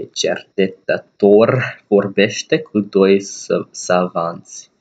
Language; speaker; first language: Romanian; non-native, learner; English